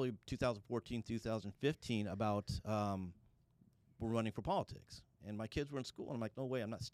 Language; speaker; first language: English; native; English